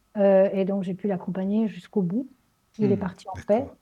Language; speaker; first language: French; native; French